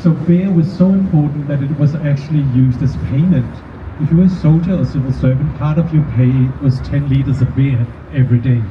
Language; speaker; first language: English; non-native, fluent; Danish